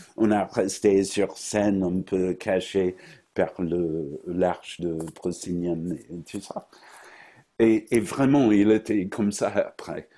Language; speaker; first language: French; non-native, fluent; English